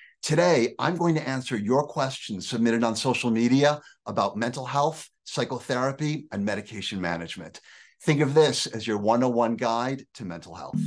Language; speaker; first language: English; native; English